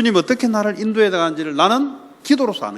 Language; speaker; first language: Korean; native; Korean